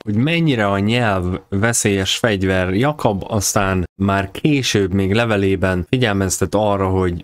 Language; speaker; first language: Hungarian; native; Hungarian